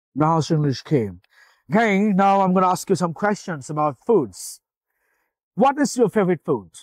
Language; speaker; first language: English; non-native, local second language; Bangla